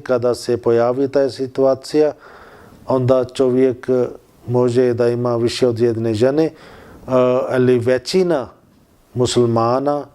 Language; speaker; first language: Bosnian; non-native, learner; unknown